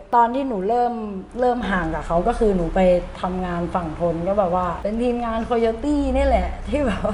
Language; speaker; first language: Thai; native; Thai